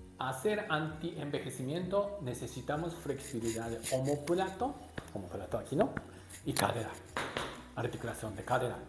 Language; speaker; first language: Spanish; non-native, learner; Japanese